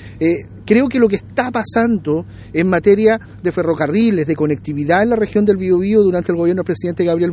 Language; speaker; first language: Spanish; native; Spanish